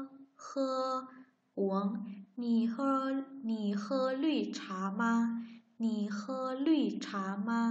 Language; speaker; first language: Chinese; non-native, fluent; Vietnamese